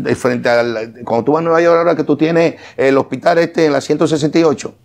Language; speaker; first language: Spanish; native; Spanish